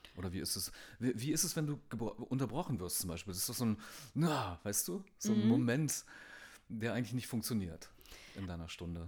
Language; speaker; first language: German; native; German